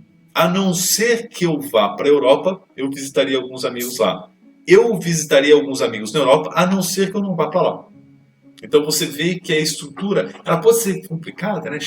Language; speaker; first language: Portuguese; native; Portuguese